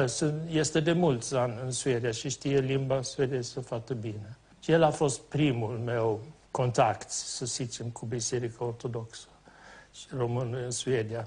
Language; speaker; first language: Romanian; non-native, fluent; Swedish